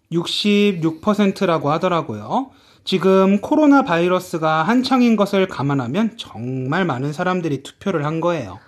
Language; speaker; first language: Korean; native; Korean